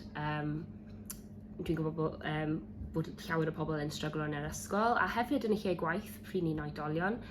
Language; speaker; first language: Welsh; non-native, local second language; English